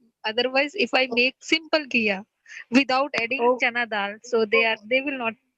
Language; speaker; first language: English; non-native, learner; Hindi